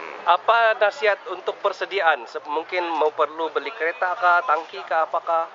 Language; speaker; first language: Indonesian; non-native, local second language; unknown